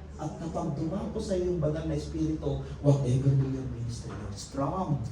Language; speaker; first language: Filipino; non-native, local second language; Iloko